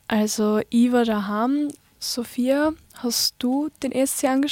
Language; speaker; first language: German; native; German